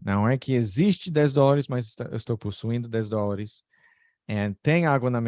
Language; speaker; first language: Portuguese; non-native, fluent; English